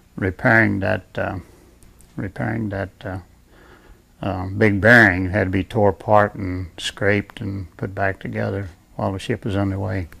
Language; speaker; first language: English; native; English